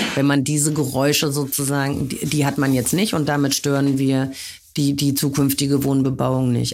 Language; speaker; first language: German; native; German